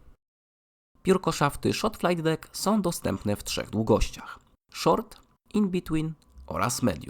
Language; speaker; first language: Polish; native; Polish